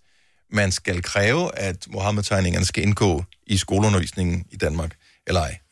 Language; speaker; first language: Danish; native; Danish